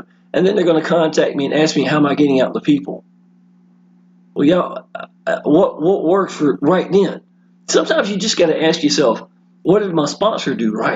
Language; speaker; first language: English; native; English